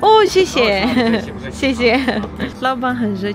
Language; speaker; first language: Chinese; non-native, learner; Armenian